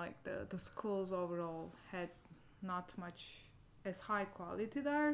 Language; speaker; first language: English; non-native, fluent; Turkish